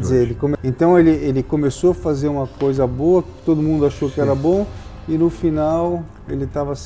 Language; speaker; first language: Portuguese; native; Portuguese